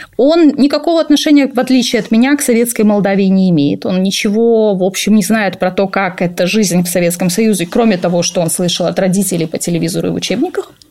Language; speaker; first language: Russian; native; Russian